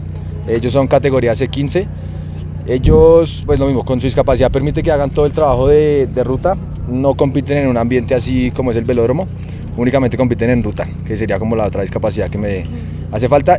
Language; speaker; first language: Spanish; native; Spanish